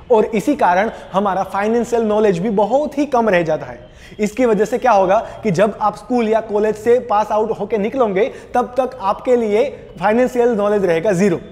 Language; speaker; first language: Hindi; non-native, local second language; Gujarati